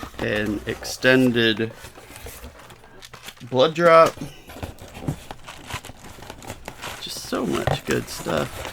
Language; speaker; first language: English; native; English